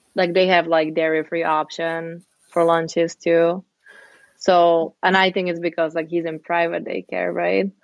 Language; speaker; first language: English; non-native, fluent; Czech